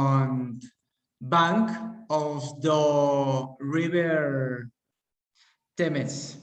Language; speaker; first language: English; non-native, learner; Spanish